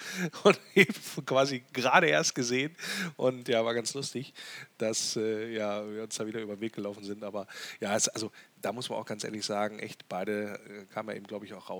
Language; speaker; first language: German; native; German